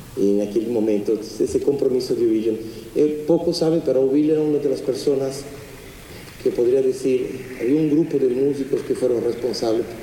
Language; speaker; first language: Spanish; non-native, fluent; Portuguese